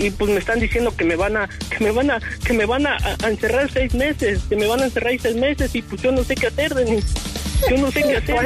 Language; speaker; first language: Spanish; native; Spanish